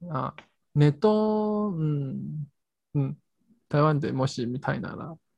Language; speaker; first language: Japanese; non-native, fluent; Chinese